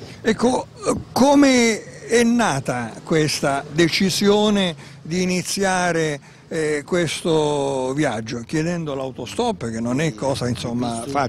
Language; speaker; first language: Italian; native; Italian